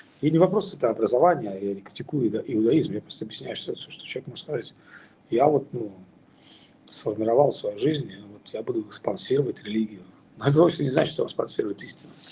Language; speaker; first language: Russian; native; Russian